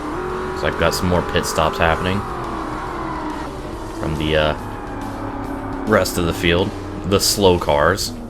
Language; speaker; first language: English; native; English